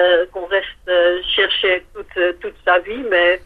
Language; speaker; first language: French; non-native, fluent; Dutch